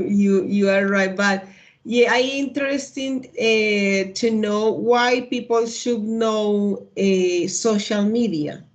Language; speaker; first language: English; non-native, learner; Spanish